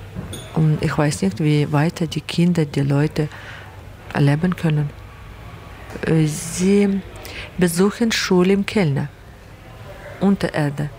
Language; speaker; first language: German; non-native, learner; Ukrainian